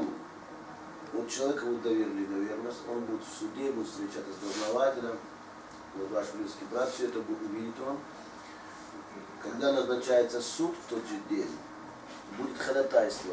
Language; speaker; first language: Russian; native; Russian